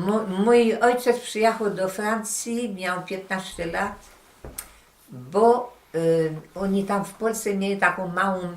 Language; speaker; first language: Polish; early bilingual, heritage; Polish